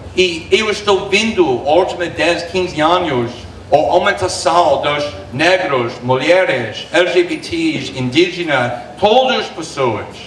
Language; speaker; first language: Portuguese; non-native, fluent; English